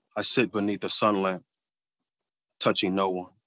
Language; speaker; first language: English; native; English